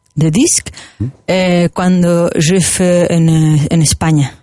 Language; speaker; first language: French; non-native, learner; Spanish